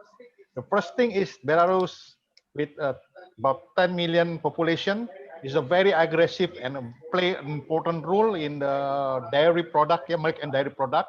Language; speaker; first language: English; non-native, fluent; Indonesian